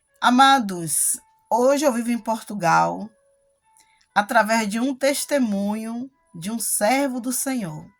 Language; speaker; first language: Portuguese; native; Portuguese